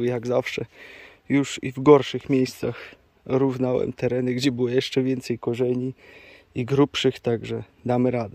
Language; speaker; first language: Polish; native; Polish